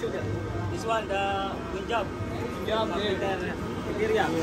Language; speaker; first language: English; non-native, learner; Filipino